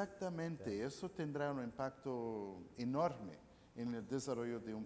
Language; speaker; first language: Spanish; non-native, fluent; English